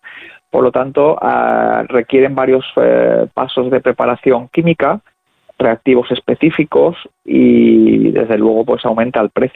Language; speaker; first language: Spanish; native; Spanish